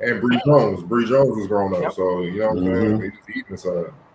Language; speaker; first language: English; native; English